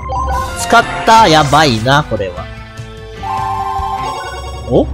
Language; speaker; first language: Japanese; native; Japanese